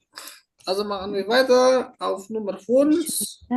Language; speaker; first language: German; non-native, fluent; Indonesian